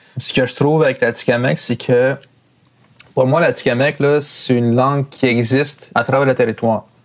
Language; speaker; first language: French; non-native, local second language; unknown